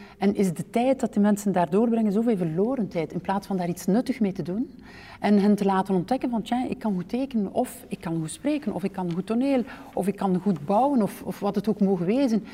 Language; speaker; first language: Dutch; native; Dutch